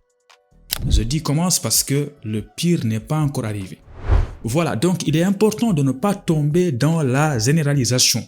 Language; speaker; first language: French; non-native, local second language; Wolof